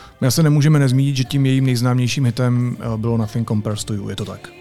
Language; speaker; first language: Czech; native; Czech